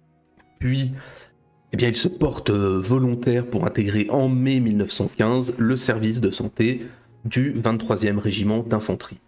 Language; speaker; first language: French; native; French